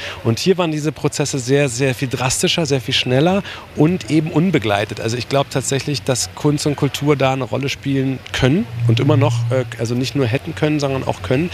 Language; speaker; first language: German; native; German